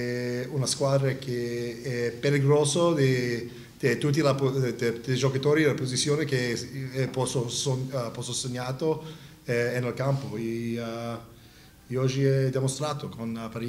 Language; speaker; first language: Italian; non-native, learner; English